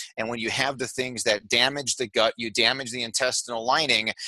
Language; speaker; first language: English; native; English